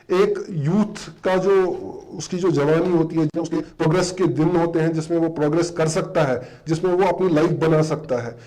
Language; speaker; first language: Urdu; non-native, local second language; Kashmiri